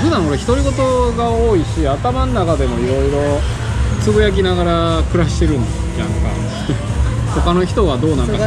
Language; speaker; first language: Japanese; native; Japanese